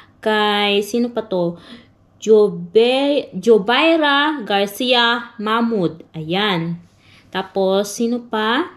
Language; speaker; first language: Filipino; non-native, local second language; Cebuano